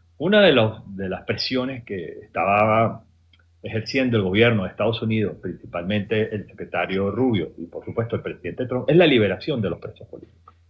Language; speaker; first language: Spanish; native; Spanish